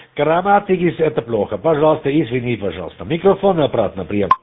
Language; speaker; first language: Russian; non-native, learner; German